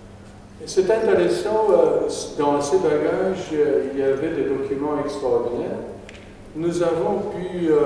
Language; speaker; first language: French; non-native, fluent; Romanian